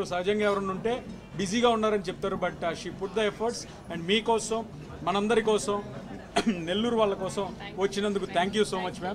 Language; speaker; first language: Telugu; native; Telugu